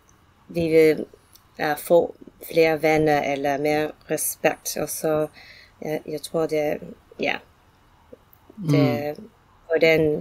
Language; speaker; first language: Danish; non-native, fluent; English